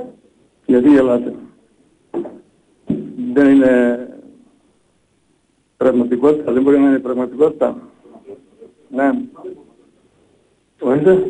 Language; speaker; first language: Greek; non-native, fluent; Bosnian